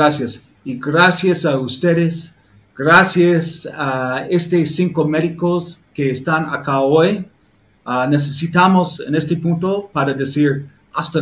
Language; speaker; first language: Spanish; non-native, learner; English